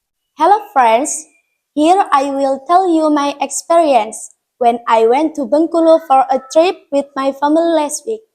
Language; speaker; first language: English; non-native, learner; Indonesian